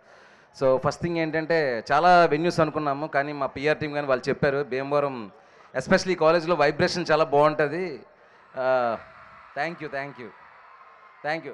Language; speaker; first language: Telugu; native; Telugu